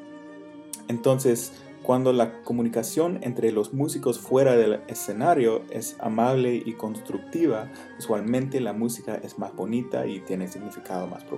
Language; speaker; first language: Spanish; non-native, fluent; English